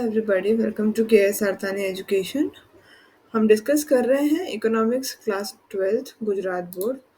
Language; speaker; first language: Hindi; non-native, local second language; Gujarati